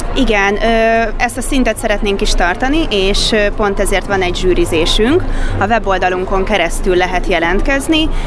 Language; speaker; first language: Hungarian; native; Hungarian